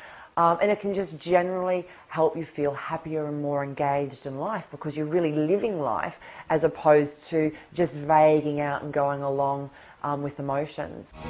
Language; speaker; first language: English; native; English